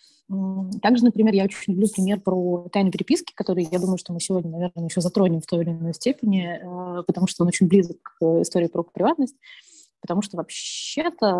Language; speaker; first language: Russian; native; Russian